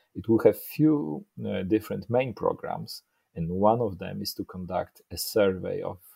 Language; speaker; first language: English; non-native, fluent; Polish